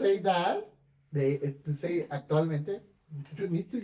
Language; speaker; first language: English; non-native, fluent; Spanish